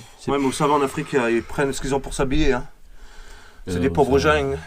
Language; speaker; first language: French; native; French